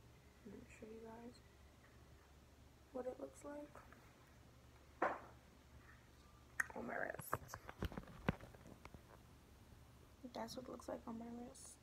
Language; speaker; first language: English; native; English